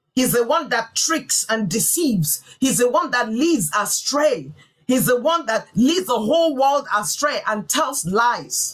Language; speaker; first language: English; non-native, local second language; Yoruba